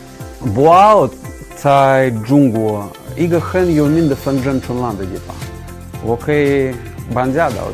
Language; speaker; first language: Chinese; non-native, learner; Russian